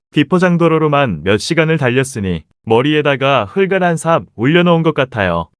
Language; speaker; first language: Korean; native; Korean